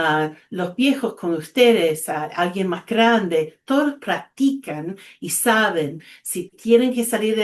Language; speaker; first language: Spanish; non-native, fluent; English